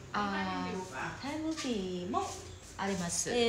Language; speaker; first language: Japanese; non-native, learner; Thai